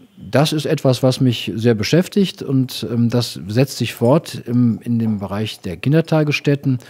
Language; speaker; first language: German; native; German